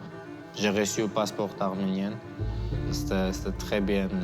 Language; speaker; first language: French; non-native, learner; Armenian